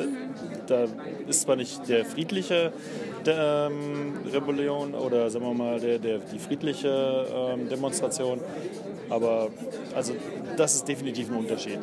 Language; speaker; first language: German; native; German